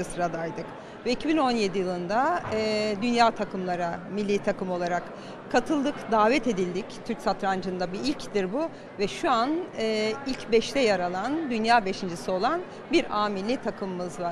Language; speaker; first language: Turkish; native; Turkish